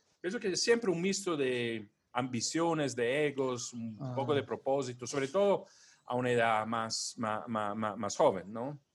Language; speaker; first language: Spanish; non-native, fluent; Italian